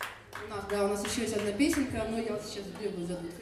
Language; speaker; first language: Russian; native; Russian